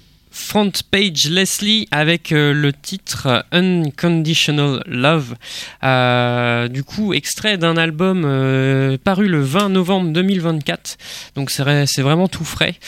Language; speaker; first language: French; native; French